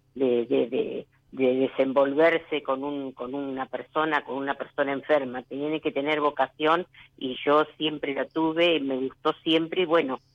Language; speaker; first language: Spanish; native; Spanish